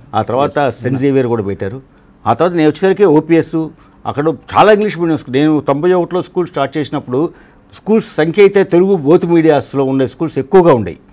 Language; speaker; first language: Telugu; non-native, local second language; Malayalam